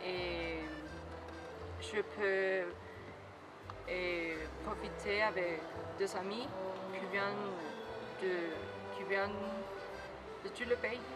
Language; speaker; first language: French; non-native, learner; Spanish